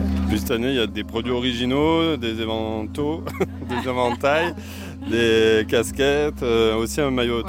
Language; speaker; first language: French; native; French